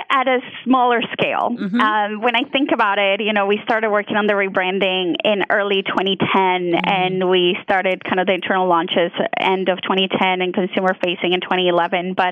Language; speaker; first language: English; non-native, fluent; Spanish